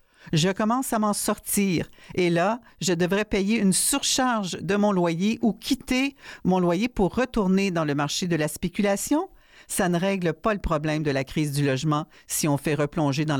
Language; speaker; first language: French; native; French